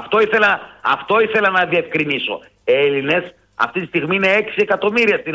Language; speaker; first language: Greek; native; Greek